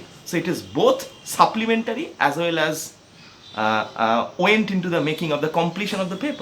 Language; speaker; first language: English; non-native, local second language; Bangla